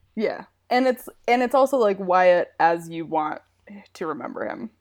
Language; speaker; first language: English; native; English